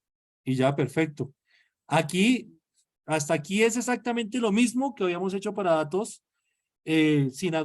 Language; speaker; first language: Spanish; native; Spanish